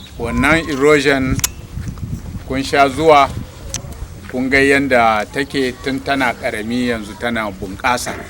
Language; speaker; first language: Hausa; non-native, local second language; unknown